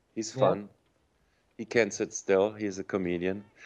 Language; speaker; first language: English; non-native, fluent; German